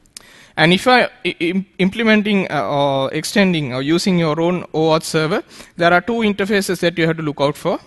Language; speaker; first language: English; non-native, local second language; Sinhala